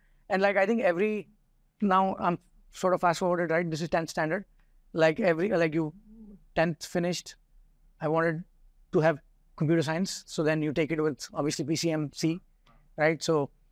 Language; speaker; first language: English; non-native, local second language; Hindi